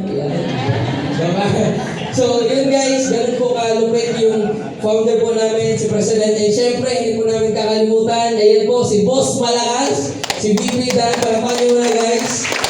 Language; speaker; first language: Filipino; non-native, local second language; Cebuano